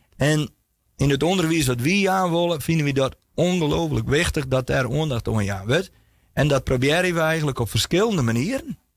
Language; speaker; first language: Dutch; non-native, local second language; Western Frisian